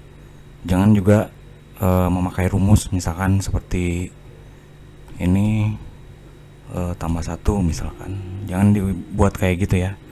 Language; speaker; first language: Indonesian; native; Indonesian